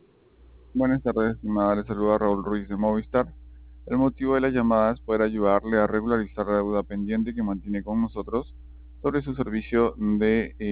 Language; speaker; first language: Spanish; native; Spanish